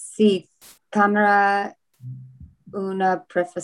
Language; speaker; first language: Spanish; non-native, learner; English